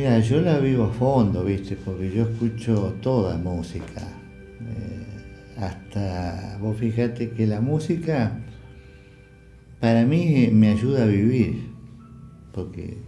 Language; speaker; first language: Spanish; native; Spanish